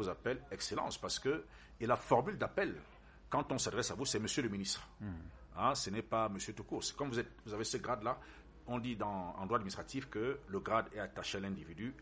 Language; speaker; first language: French; native; French